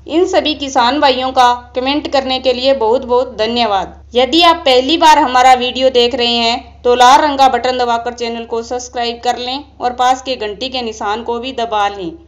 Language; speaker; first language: Hindi; native; Hindi